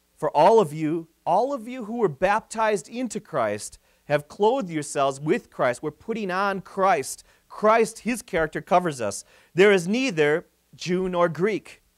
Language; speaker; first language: English; native; English